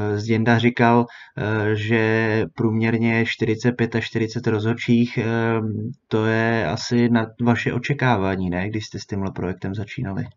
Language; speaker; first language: Czech; native; Czech